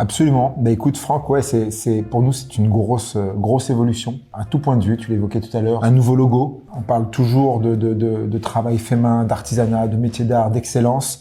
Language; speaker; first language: French; native; French